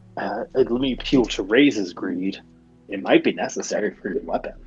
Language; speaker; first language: English; native; English